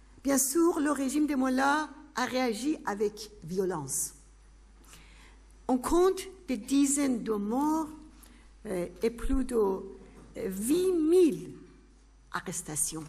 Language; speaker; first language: French; non-native, fluent; Persian